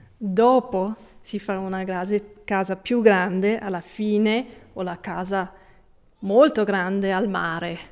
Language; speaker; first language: Italian; non-native, fluent; English